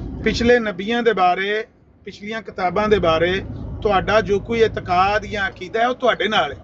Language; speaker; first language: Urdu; non-native, local second language; Punjabi